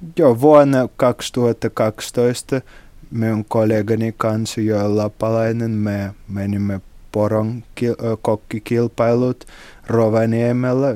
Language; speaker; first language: Finnish; non-native, learner; Russian